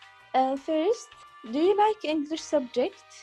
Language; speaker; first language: English; non-native, learner; Arabic